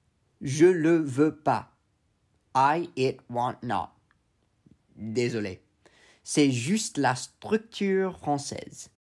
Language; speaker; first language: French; non-native, fluent; English